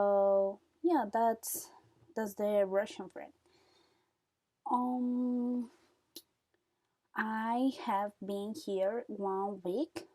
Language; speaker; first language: English; non-native, learner; Spanish